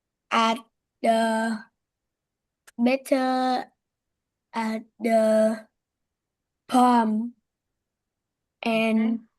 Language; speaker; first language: English; non-native, learner; Vietnamese